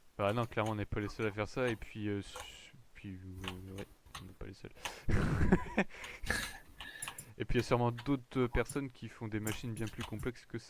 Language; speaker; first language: French; native; French